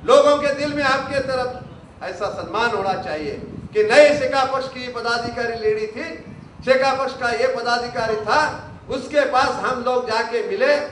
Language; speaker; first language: Hindi; non-native, local second language; Marathi